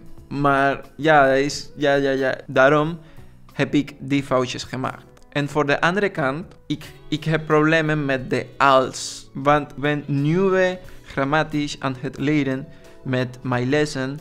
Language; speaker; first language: Dutch; non-native, learner; Spanish